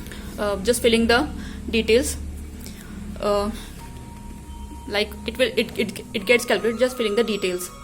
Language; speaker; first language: English; non-native, local second language; Hindi